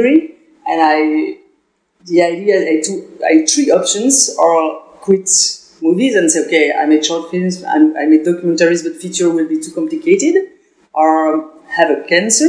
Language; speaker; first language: English; non-native, fluent; French